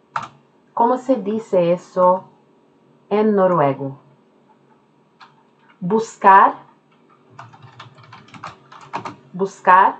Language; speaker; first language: Spanish; non-native, fluent; Norwegian